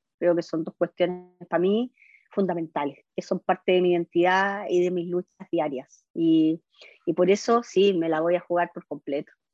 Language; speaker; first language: Spanish; native; Spanish